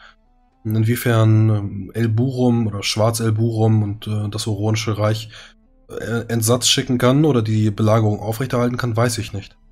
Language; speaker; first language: German; native; German